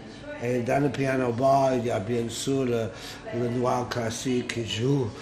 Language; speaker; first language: French; non-native, fluent; English